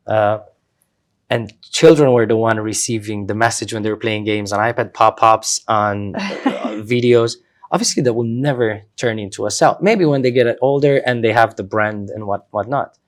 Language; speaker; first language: English; non-native, fluent; Romanian